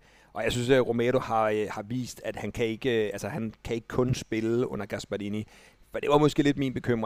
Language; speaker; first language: Danish; native; Danish